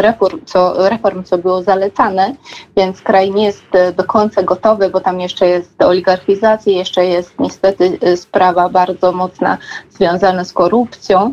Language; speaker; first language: Polish; non-native, fluent; Georgian